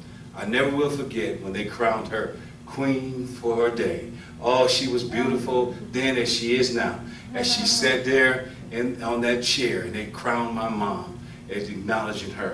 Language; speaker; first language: English; native; English